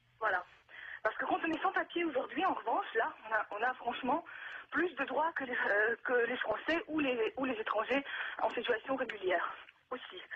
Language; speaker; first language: French; non-native, fluent; Russian